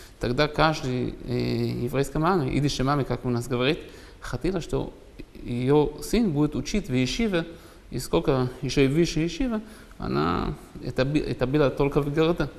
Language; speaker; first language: Russian; non-native, learner; Hebrew